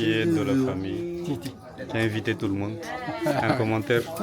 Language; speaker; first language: French; native; French